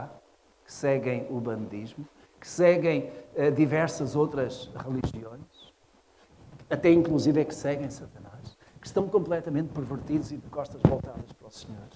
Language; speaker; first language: Portuguese; native; Portuguese